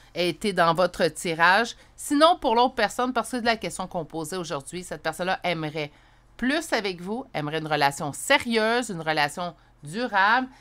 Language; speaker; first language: French; native; French